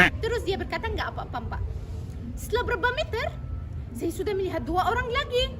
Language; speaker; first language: Indonesian; non-native, fluent; Arabic